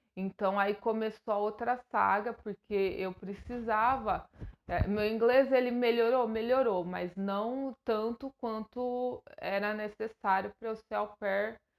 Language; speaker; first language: Portuguese; native; Portuguese